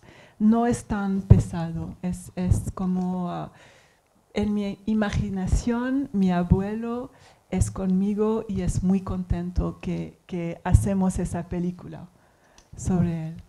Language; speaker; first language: Spanish; non-native, learner; English